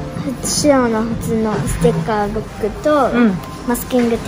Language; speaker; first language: Japanese; early bilingual, heritage; Japanese